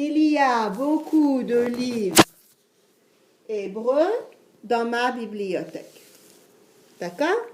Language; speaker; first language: French; non-native, fluent; English